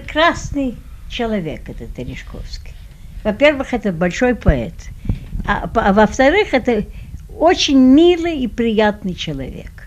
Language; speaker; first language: Russian; early bilingual, heritage; Russian